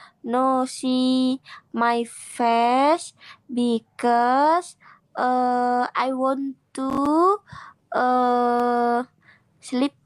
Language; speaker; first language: English; non-native, learner; Indonesian